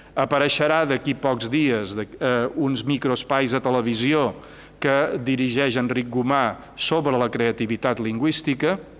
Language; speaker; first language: Catalan; native; Catalan